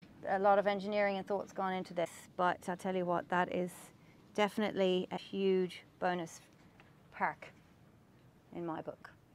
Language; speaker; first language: English; native; English